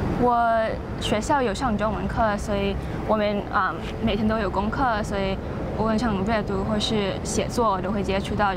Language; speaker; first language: Chinese; early bilingual, heritage; Chinese